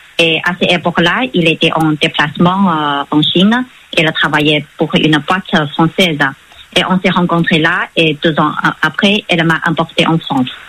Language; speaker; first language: French; non-native, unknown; Chinese